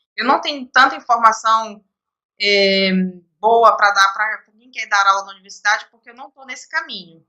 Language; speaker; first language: Portuguese; native; Portuguese